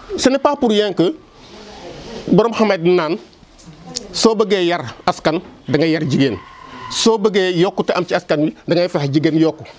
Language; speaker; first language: Wolof; non-native, local second language; Serer